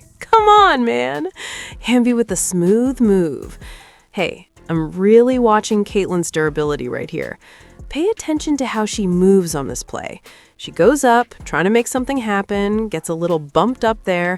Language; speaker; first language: English; native; English